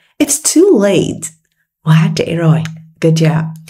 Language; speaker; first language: English; non-native, fluent; Vietnamese